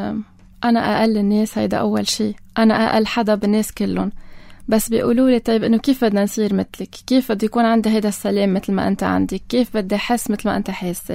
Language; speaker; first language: Arabic; native; Arabic